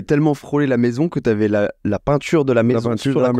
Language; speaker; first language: French; native; French